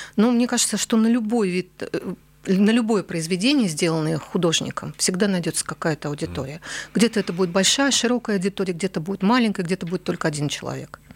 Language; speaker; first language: Russian; native; Russian